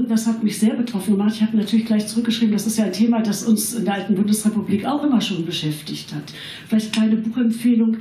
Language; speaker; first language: German; native; German